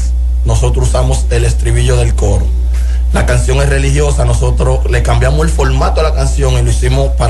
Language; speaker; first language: Spanish; native; Spanish